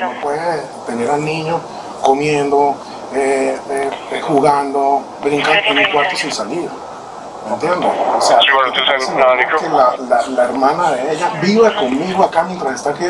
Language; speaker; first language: Spanish; native; Spanish